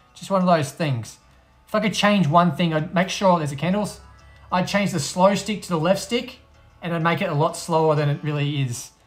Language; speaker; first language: English; native; English